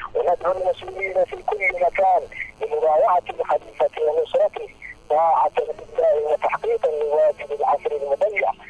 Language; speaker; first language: Arabic; non-native, local second language; Somali